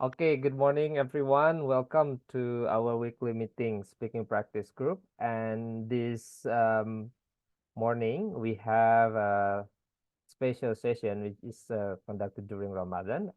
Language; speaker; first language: English; non-native, fluent; Indonesian